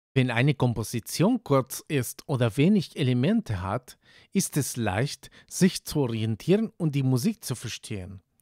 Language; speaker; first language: German; non-native, fluent; Spanish